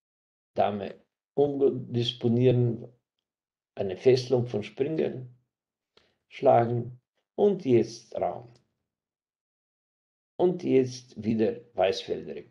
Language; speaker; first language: German; non-native, fluent; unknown